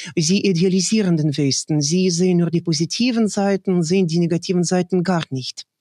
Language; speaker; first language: German; non-native, fluent; Russian